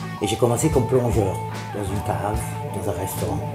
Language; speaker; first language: French; native; French